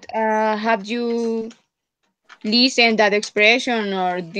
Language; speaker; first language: English; non-native, fluent; Spanish